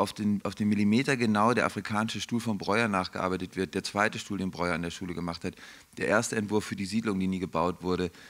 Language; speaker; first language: German; native; German